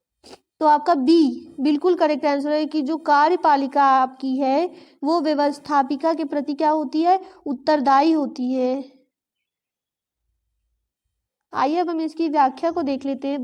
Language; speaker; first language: Hindi; native; Hindi